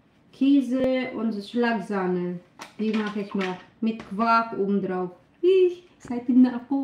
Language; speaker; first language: German; non-native, learner; Filipino